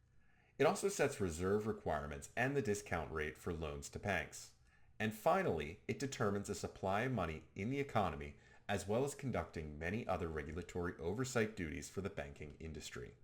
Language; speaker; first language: English; native; English